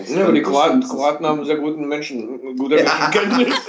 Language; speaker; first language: German; native; German